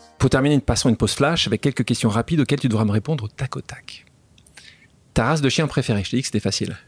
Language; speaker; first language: French; native; French